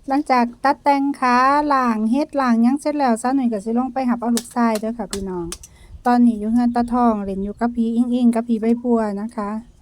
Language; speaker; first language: Thai; native; Thai